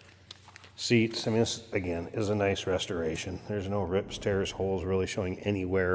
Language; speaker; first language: English; native; English